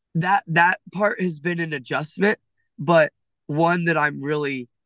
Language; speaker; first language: English; native; English